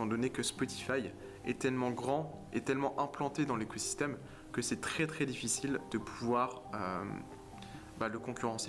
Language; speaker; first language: French; native; French